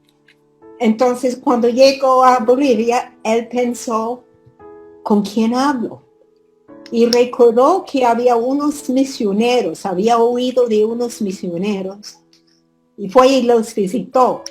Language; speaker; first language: Spanish; non-native, fluent; English